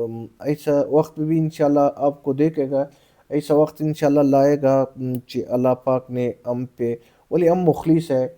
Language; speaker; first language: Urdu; non-native, local second language; Pashto